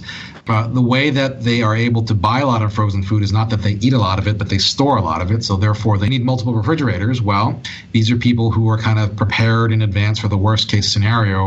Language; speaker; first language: English; native; English